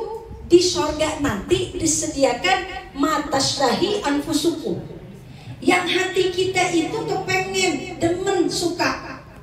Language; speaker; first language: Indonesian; native; Indonesian